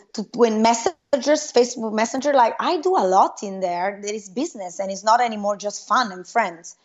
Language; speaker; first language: English; non-native, fluent; Italian